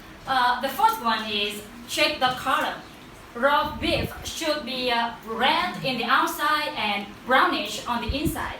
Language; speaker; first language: English; non-native, learner; Vietnamese